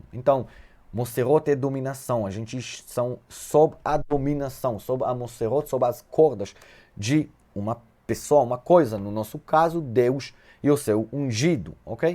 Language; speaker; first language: Portuguese; non-native, fluent; Hebrew